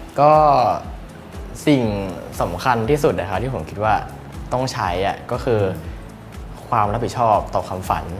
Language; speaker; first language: Thai; native; Thai